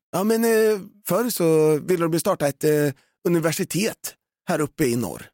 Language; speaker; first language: Swedish; native; Swedish